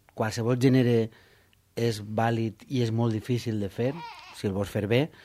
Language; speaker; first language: Catalan; non-native, local second language; Spanish